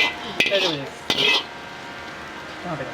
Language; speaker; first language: Japanese; native; Japanese